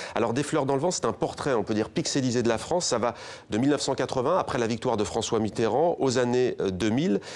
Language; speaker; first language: French; native; French